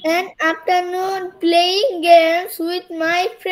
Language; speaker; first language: English; non-native, learner; Bangla